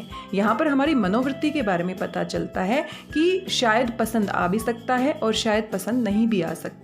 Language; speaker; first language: Hindi; native; Hindi